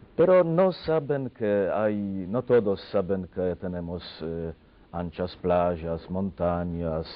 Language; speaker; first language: Spanish; non-native, fluent; Polish